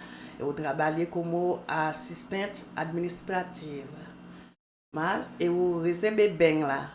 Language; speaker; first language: Portuguese; non-native, learner; Haitian Creole